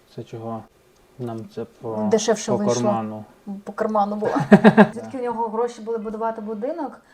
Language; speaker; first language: Ukrainian; native; Ukrainian